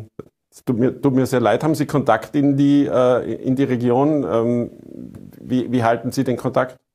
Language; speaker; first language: German; native; German